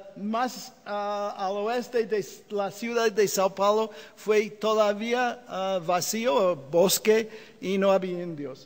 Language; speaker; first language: Spanish; non-native, fluent; English